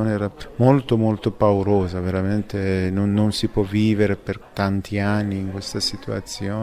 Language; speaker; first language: Italian; non-native, fluent; Persian